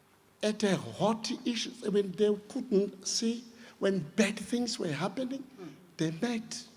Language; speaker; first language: English; non-native, local second language; Shona